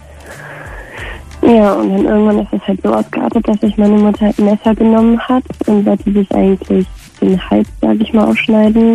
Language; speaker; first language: German; native; German